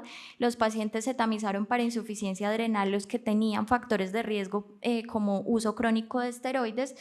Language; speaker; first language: Spanish; native; Spanish